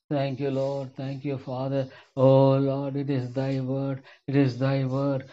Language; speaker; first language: English; non-native, local second language; Tamil